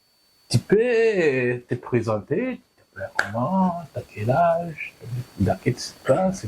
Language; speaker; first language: French; non-native, fluent; Kinyarwanda